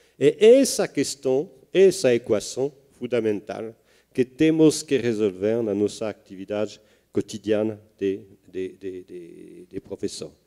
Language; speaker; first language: Portuguese; non-native, fluent; French